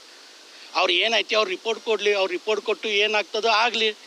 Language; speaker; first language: Kannada; native; Kannada